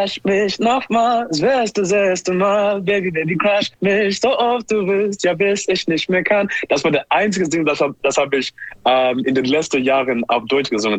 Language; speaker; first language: German; non-native, learner; English